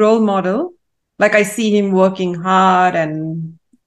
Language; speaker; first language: English; non-native, local second language; Tamil